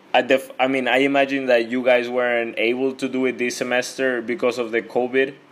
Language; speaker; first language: English; non-native, fluent; Spanish